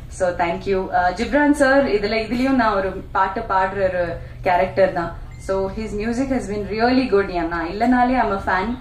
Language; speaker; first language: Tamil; non-native, local second language; Malayalam